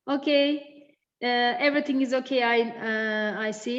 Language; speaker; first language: English; non-native, fluent; Turkish